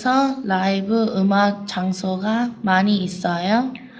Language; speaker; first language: Korean; non-native, learner; English